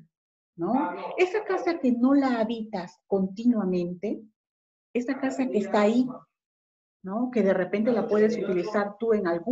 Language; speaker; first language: Spanish; native; Spanish